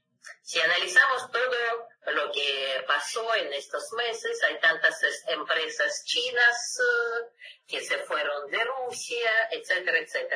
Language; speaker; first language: Spanish; non-native, fluent; Russian